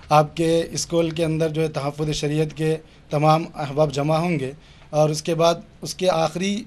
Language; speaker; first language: Urdu; native; Urdu